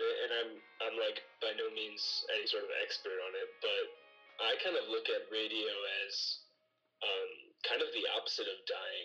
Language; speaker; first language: English; native; English